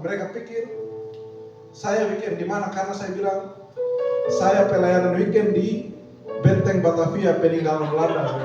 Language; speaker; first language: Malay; non-native, local second language; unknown